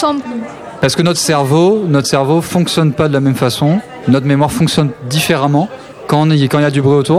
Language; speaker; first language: French; native; French